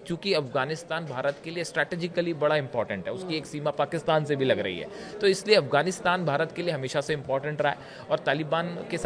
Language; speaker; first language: Hindi; native; Hindi